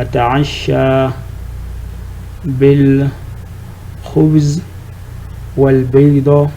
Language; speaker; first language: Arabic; non-native, fluent; French